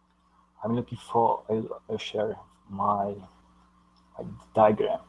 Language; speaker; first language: English; non-native, learner; Portuguese